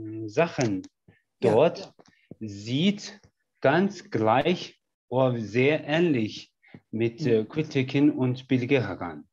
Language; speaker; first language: German; non-native, learner; Mongolian